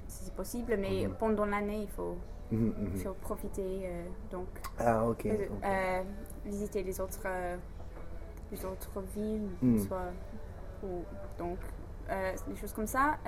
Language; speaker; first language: French; non-native, learner; English